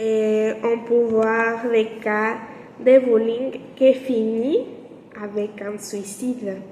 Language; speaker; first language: French; non-native, learner; Spanish